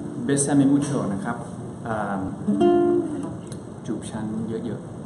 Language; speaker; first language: Thai; early bilingual, other home language; Spanish